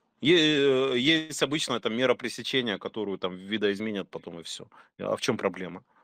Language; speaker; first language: Russian; native; Russian